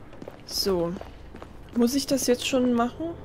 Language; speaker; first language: German; native; German